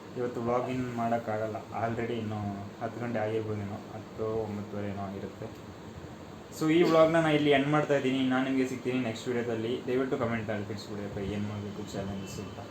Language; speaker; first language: Kannada; native; Kannada